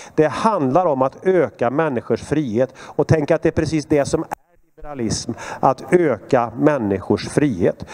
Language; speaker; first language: Swedish; native; Swedish